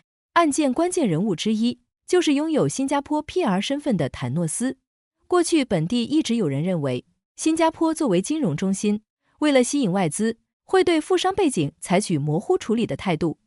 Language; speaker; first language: Chinese; native; Chinese